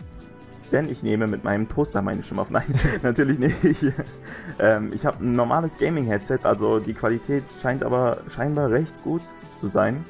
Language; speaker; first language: German; native; German